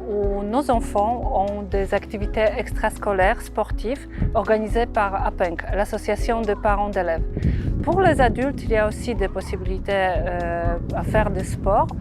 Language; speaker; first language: French; non-native, fluent; Russian